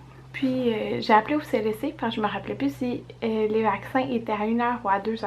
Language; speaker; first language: French; native; French